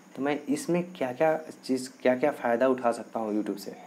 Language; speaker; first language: Hindi; native; Hindi